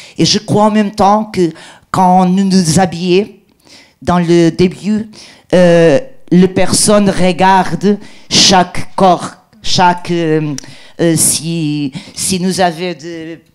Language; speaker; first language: French; non-native, learner; Portuguese